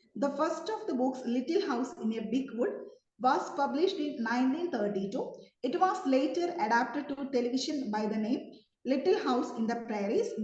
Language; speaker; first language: English; non-native, local second language; Malayalam